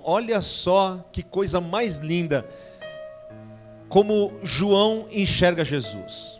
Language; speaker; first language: Portuguese; native; Portuguese